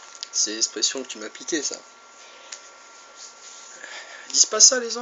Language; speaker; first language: French; native; French